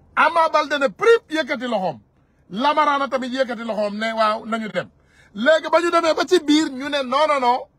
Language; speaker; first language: Wolof; non-native, local second language; Soninke